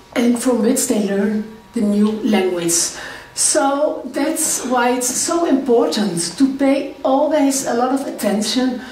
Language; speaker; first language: English; non-native, fluent; Dutch